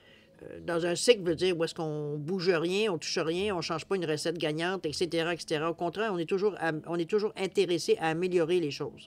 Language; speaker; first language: French; native; French